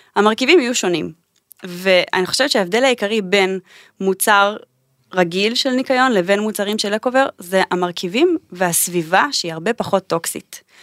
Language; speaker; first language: Hebrew; native; Hebrew